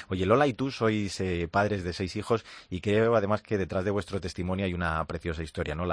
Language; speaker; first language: Spanish; native; Spanish